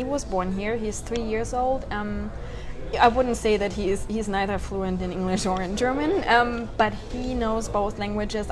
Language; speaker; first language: English; non-native, fluent; German